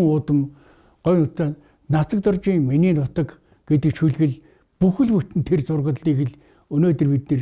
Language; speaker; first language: Mongolian; native; Mongolian